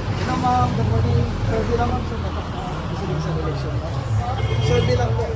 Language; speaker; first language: Filipino; native; Filipino